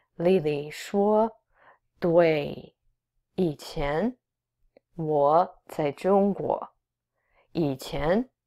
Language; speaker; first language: Chinese; non-native, fluent; English